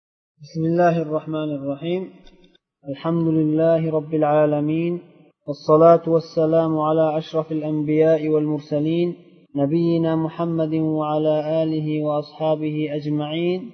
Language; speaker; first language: Arabic; non-native, fluent; Uzbek